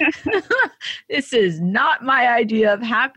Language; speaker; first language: English; native; English